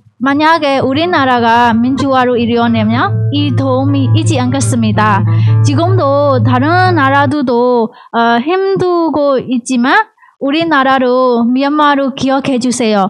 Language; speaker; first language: Korean; non-native, learner; Burmese